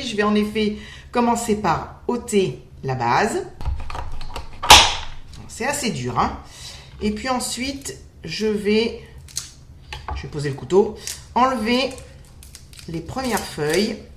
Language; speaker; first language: French; native; French